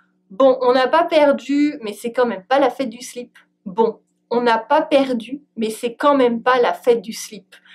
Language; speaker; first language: French; native; French